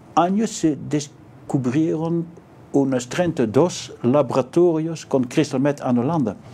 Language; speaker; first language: Spanish; non-native, learner; Dutch